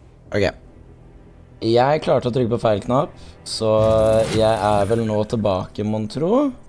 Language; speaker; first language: Norwegian; native; Norwegian